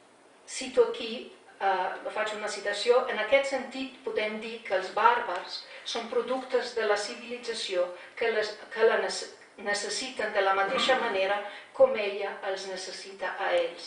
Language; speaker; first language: Catalan; non-native, fluent; Slovenian